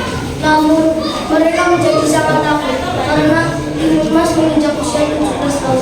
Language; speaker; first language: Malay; non-native, local second language; Javanese